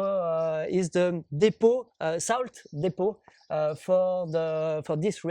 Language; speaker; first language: English; non-native, learner; French